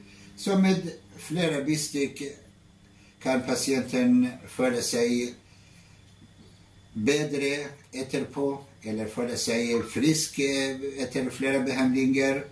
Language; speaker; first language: Norwegian; non-native, fluent; Arabic